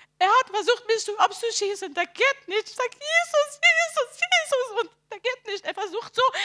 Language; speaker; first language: German; non-native, learner; Arabic